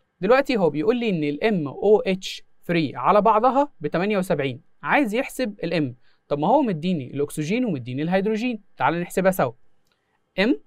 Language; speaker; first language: Arabic; native; Arabic